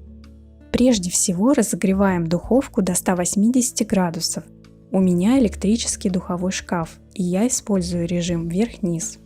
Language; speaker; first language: Russian; native; Russian